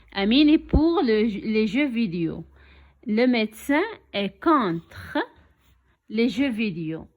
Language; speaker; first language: French; non-native, local second language; Arabic